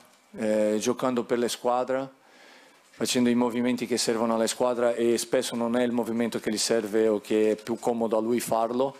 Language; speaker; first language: Italian; non-native, fluent; Portuguese